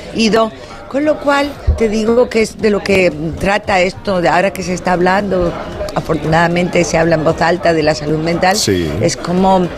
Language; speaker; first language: Spanish; native; Spanish